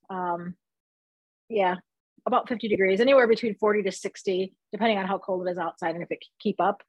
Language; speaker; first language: English; native; English